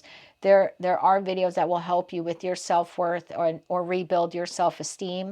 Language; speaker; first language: English; native; English